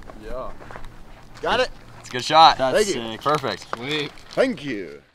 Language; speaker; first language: English; native; English